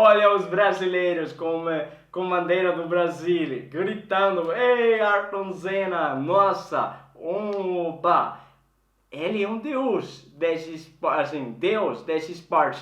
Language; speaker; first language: Portuguese; non-native, fluent; Swedish